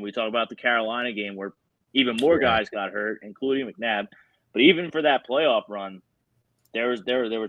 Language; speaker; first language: English; native; English